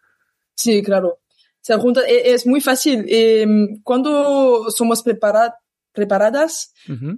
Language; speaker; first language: Spanish; non-native, learner; French